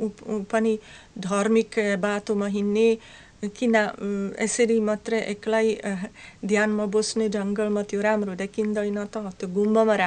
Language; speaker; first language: Nepali; non-native, learner; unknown